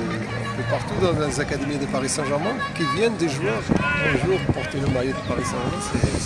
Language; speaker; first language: French; non-native, fluent; Portuguese